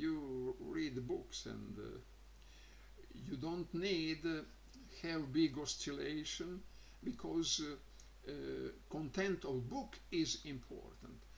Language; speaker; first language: English; non-native, learner; Croatian